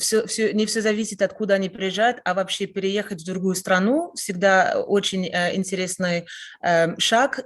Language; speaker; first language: Russian; non-native, fluent; French